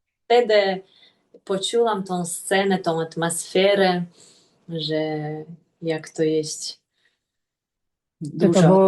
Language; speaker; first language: Polish; non-native, fluent; Russian